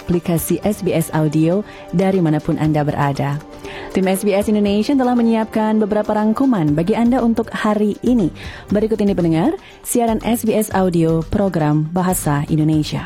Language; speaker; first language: Indonesian; native; Indonesian